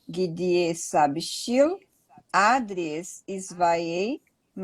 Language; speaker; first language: Russian; non-native, learner; Portuguese